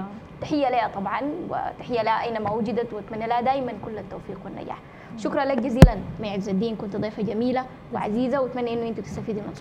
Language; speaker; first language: Arabic; native; Arabic